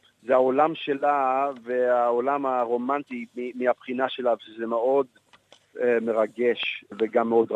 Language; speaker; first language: Hebrew; non-native, fluent; English